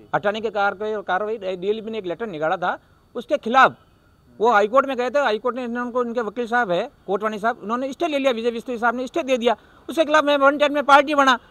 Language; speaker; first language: Hindi; native; Hindi